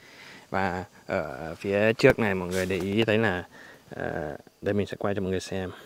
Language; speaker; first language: Vietnamese; native; Vietnamese